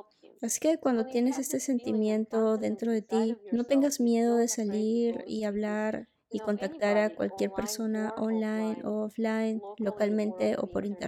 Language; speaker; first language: Spanish; non-native, fluent; Russian